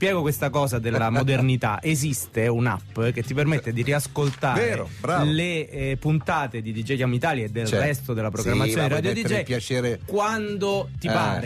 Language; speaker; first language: Italian; native; Italian